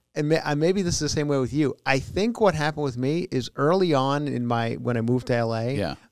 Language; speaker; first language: English; native; English